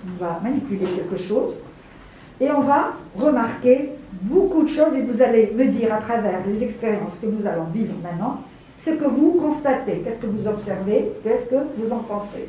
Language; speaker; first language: French; non-native, local second language; Arabic